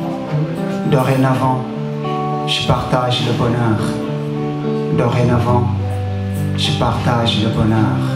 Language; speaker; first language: French; non-native, local second language; Wolof